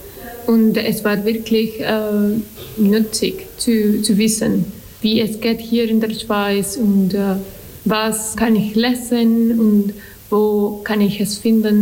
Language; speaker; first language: German; non-native, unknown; Spanish